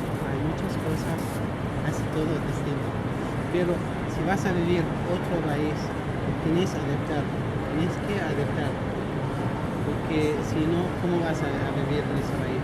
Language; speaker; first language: Spanish; non-native, learner; Arabic